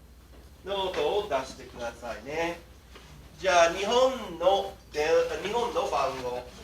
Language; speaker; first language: Japanese; non-native, fluent; English